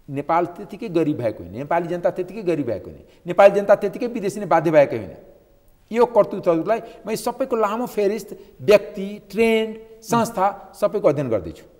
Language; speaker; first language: Nepali; non-native, local second language; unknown